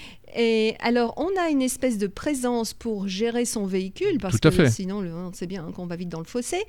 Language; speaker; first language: French; native; French